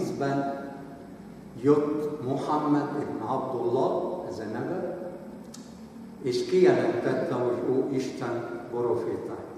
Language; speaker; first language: Hungarian; non-native, fluent; Arabic